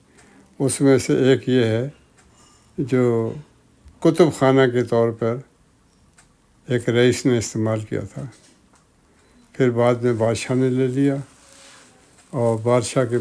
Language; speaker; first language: Urdu; native; Urdu